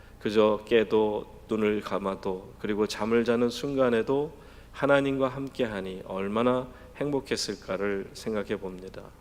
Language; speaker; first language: Korean; native; Korean